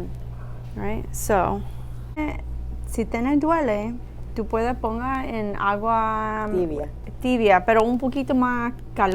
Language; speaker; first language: Spanish; non-native, learner; English